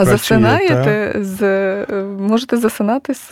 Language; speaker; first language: Ukrainian; native; Ukrainian